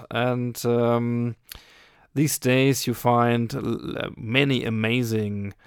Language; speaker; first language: English; non-native, fluent; German